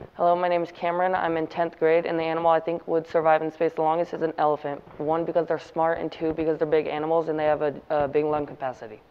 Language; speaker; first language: English; native; English